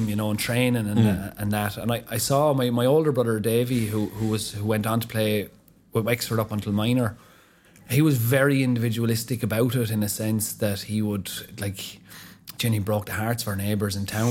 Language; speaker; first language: English; native; English